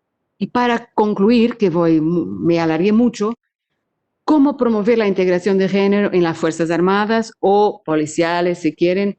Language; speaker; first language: Spanish; non-native, fluent; Portuguese